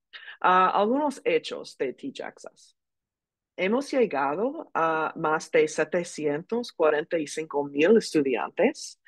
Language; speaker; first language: Spanish; non-native, learner; English